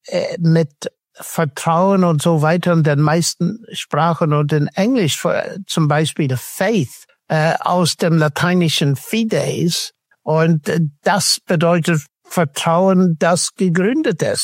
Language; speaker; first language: German; non-native, fluent; English